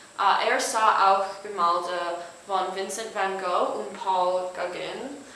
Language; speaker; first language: German; non-native, learner; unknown